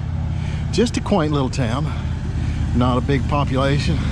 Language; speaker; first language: English; native; English